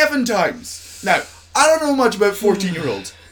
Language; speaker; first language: English; native; English